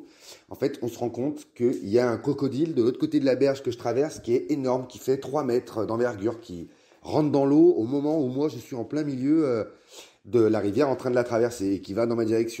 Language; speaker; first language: French; native; French